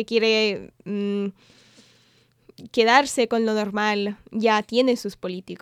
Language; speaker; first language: Spanish; non-native, fluent; English